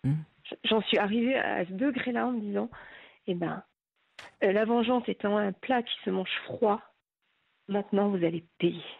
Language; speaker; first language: French; native; French